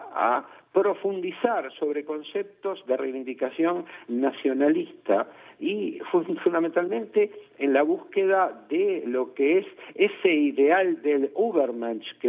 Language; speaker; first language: Spanish; native; Spanish